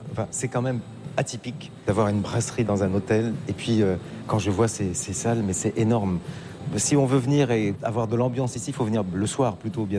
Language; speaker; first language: French; native; French